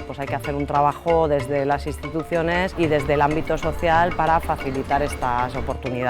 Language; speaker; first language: Spanish; native; Spanish